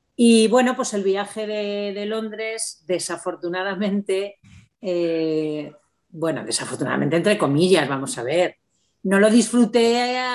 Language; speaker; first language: Spanish; native; Spanish